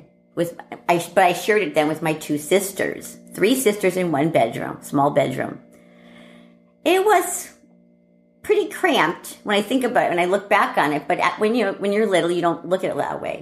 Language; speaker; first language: English; native; English